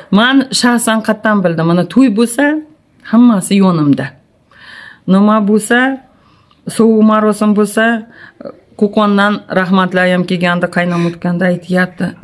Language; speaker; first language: Uzbek; non-native, local second language; Tatar